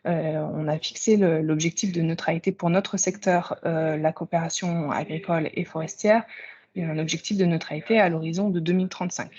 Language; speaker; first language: French; native; French